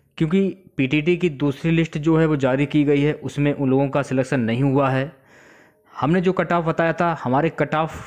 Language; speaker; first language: Hindi; native; Hindi